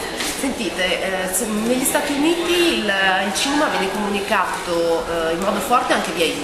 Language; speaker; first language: Italian; native; Italian